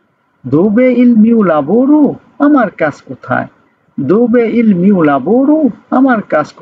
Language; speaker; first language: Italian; non-native, learner; Bangla